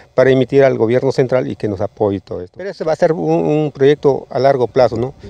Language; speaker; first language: Spanish; native; Spanish